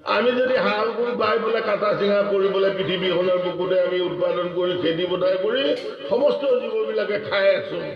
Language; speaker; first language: Assamese; native; Assamese